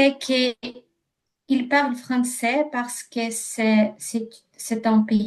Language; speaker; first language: French; non-native, learner; Ukrainian